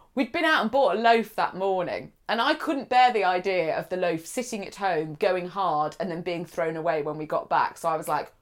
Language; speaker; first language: English; native; English